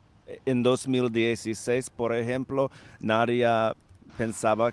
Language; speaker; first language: Spanish; non-native, fluent; English